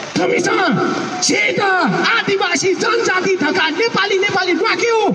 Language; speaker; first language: Nepali; non-native, local second language; Newari